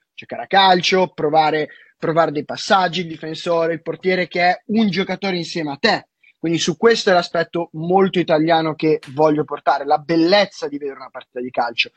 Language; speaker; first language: Italian; native; Italian